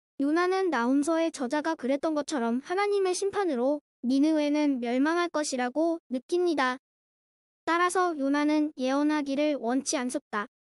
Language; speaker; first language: Korean; native; Korean